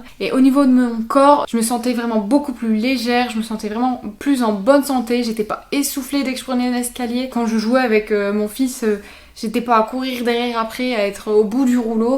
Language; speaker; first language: French; native; French